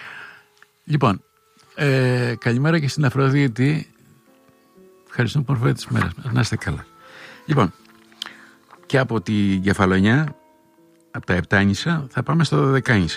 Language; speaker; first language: Greek; native; Greek